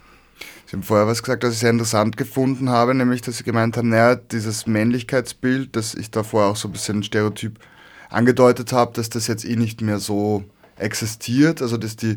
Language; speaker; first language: German; native; German